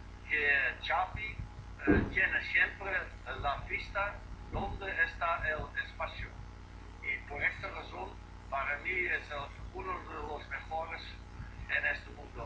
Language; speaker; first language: Spanish; non-native, fluent; Dutch